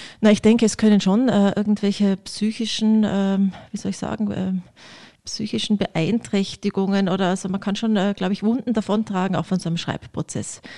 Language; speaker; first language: German; early bilingual, other home language; Polish